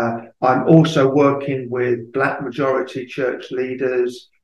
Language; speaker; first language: English; native; English